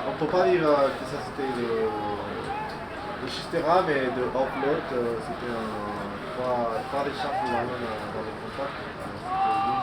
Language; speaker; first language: French; non-native, fluent; English